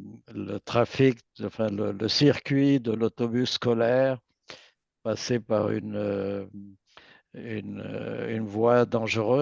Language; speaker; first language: French; native; French